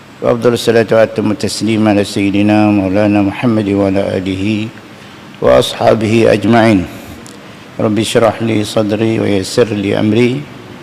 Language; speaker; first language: Malay; native; Malay